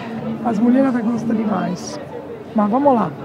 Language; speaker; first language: Portuguese; non-native, learner; Italian